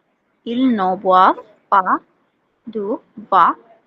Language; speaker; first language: French; non-native, learner; Bangla